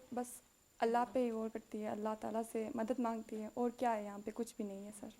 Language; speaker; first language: Urdu; non-native, local second language; Khowar